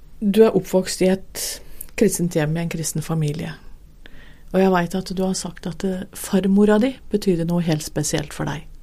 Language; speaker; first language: Norwegian; native; Norwegian